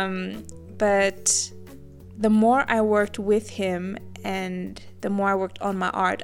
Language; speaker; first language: English; native; English